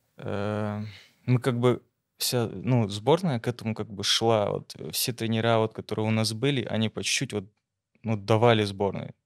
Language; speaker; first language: Russian; native; Russian